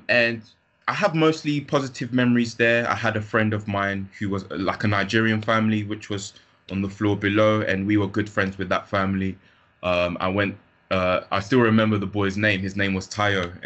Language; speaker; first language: English; native; English